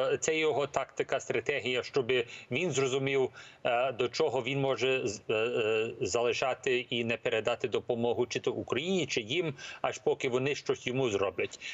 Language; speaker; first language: Ukrainian; early bilingual, heritage; English